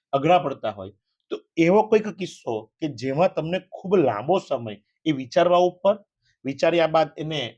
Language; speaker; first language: Gujarati; native; Gujarati